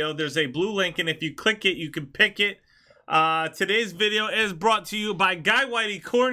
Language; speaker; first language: English; native; English